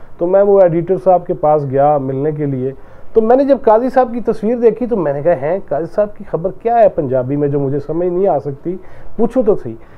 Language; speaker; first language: Urdu; non-native, local second language; Punjabi